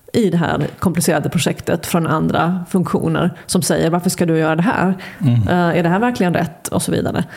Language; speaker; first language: Swedish; native; Swedish